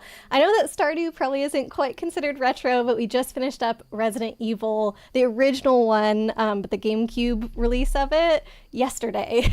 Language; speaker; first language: English; native; English